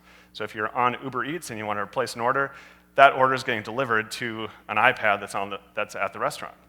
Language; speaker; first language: English; native; English